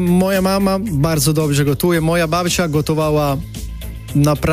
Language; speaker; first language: Polish; non-native, learner; Italian